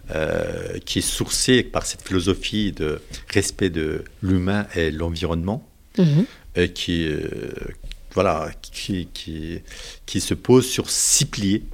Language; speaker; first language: French; non-native, fluent; Turkish